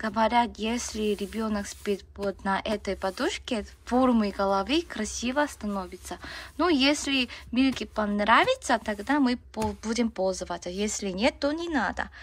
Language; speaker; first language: Russian; non-native, learner; Korean